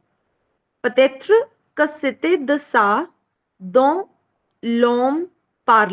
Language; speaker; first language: French; non-native, learner; Hindi